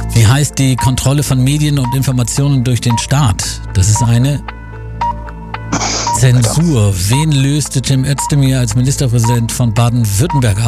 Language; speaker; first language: German; native; German